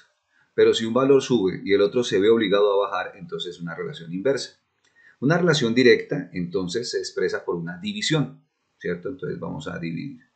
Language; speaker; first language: Spanish; native; Spanish